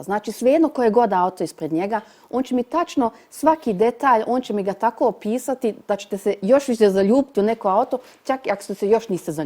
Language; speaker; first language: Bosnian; early bilingual, heritage; Bosnian